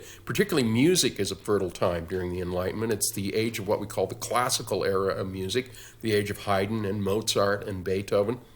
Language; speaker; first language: English; native; English